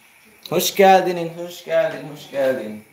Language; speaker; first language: Turkish; non-native, learner; Filipino